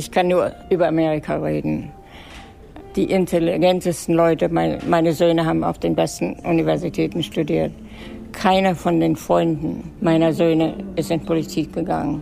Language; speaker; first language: German; native; German